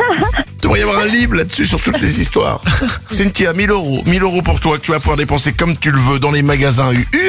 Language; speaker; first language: French; native; French